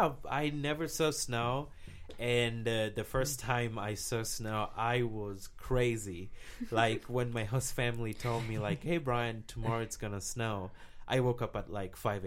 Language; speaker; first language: English; non-native, local second language; Swahili